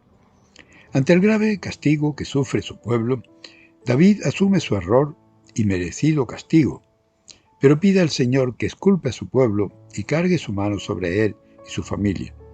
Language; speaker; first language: Spanish; native; Spanish